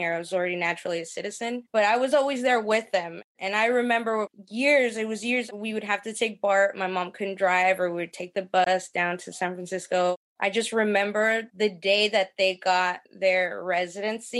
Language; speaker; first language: English; early bilingual, other home language; Spanish